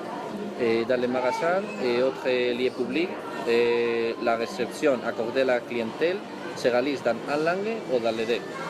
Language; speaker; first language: French; non-native, learner; Spanish